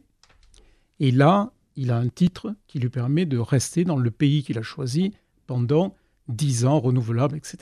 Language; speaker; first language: French; native; French